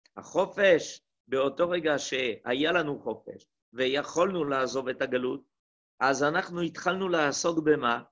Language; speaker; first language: Hebrew; non-native, fluent; French